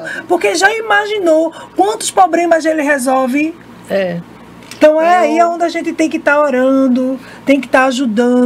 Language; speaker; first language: Portuguese; native; Portuguese